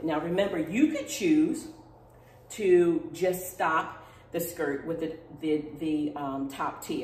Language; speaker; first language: English; native; English